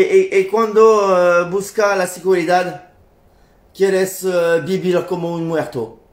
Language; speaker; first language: Spanish; non-native, learner; French